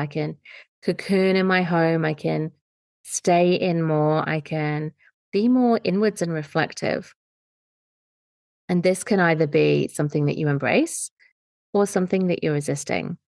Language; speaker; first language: English; native; English